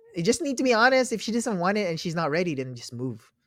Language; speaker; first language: English; non-native, local second language; Filipino